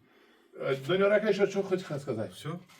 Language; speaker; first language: Russian; non-native, local second language; Tajik